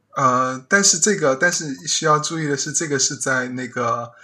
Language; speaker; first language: Chinese; native; Chinese